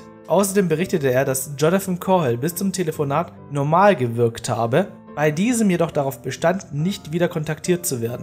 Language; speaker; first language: German; native; German